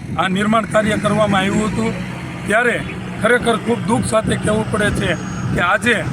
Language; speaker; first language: Gujarati; native; Gujarati